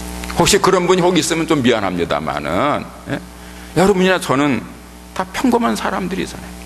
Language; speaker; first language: Korean; native; Korean